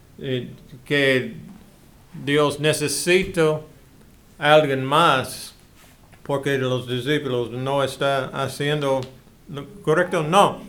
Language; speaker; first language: Spanish; non-native, learner; English